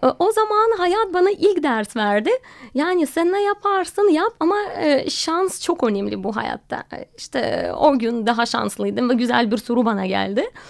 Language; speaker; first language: Turkish; non-native, fluent; Russian